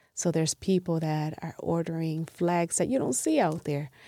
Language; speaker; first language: English; non-native, fluent; Spanish